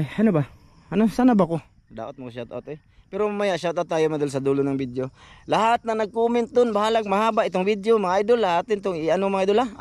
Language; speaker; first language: Filipino; non-native, local second language; Cebuano